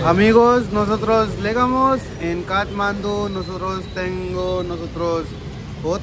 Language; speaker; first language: Spanish; non-native, learner; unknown